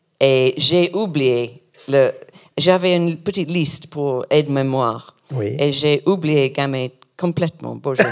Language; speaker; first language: French; non-native, learner; English